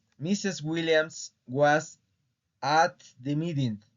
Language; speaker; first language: English; non-native, fluent; Spanish